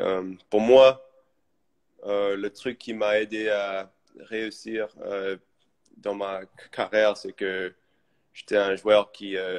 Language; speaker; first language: French; early bilingual, heritage; English